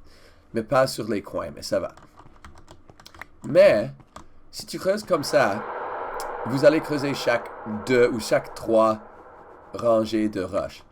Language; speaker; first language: French; non-native, learner; English